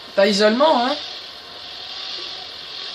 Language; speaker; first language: French; native; French